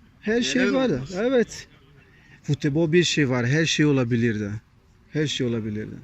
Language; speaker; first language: Turkish; non-native, learner; Portuguese